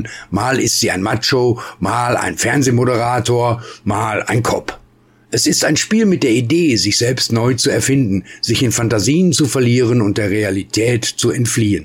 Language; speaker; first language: German; native; German